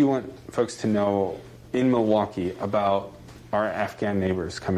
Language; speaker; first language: English; native; English